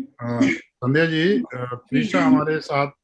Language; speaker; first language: Hindi; native; Hindi